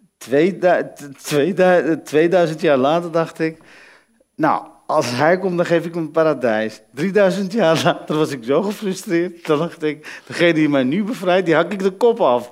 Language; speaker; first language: Dutch; early bilingual, other home language; Arabic